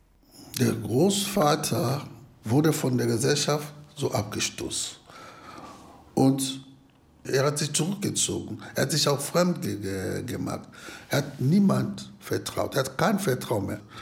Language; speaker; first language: German; non-native, fluent; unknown